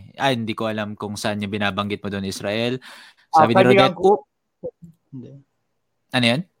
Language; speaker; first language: Filipino; native; Filipino